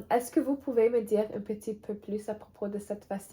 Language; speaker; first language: French; non-native, learner; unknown